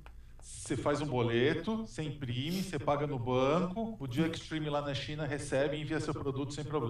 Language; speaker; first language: Portuguese; native; Portuguese